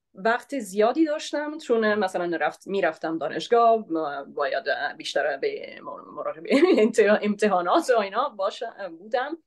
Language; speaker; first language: Persian; non-native, fluent; Italian